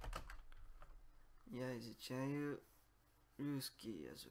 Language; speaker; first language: Russian; non-native, learner; English